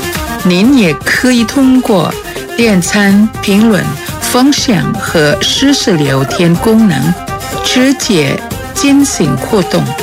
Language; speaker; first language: Chinese; early bilingual, heritage; Chinese